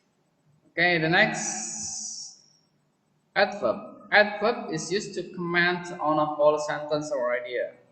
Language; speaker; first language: English; non-native, fluent; Indonesian